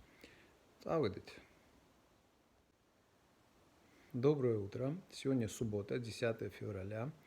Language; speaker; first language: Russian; non-native, local second language; Georgian